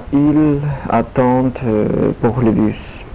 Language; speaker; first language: French; non-native, learner; Polish